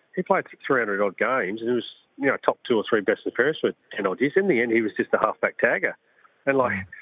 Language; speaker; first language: English; native; English